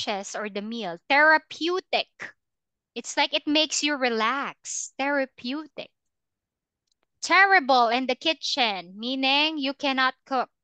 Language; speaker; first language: English; non-native, fluent; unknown